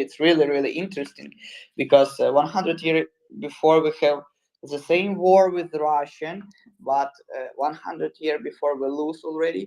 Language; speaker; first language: English; non-native, learner; Ukrainian